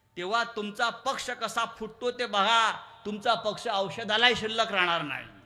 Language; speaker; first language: Marathi; native; Marathi